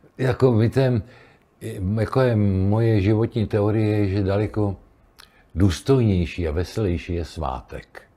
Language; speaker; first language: Czech; native; Czech